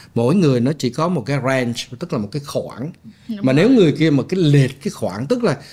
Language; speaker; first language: Vietnamese; native; Vietnamese